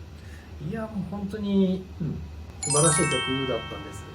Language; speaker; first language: Japanese; native; Japanese